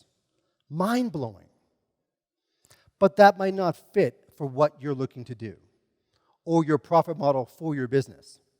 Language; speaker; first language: English; native; English